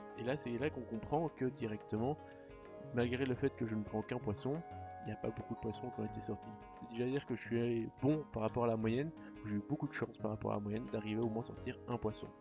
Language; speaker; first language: French; native; French